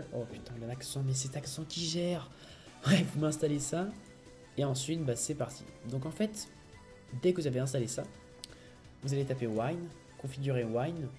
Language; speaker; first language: French; native; French